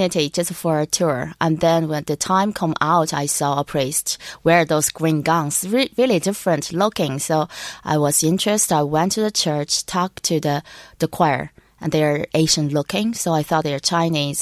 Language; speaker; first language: English; non-native, learner; Chinese